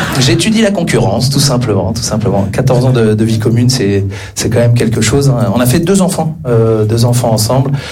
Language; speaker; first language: French; native; French